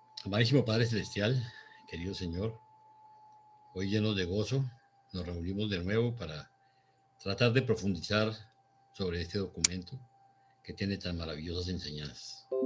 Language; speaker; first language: Spanish; native; Spanish